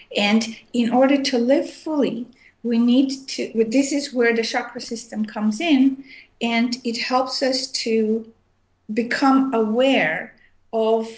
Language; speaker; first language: English; non-native, fluent; Armenian